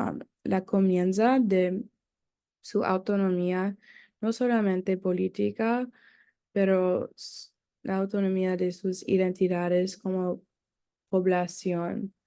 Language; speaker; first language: Spanish; non-native, learner; English